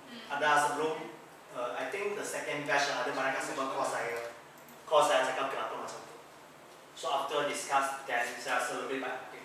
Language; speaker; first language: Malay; non-native, local second language; Chinese